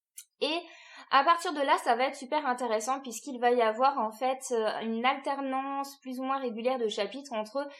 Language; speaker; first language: French; native; French